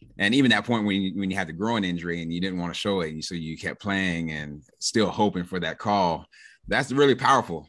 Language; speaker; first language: English; native; English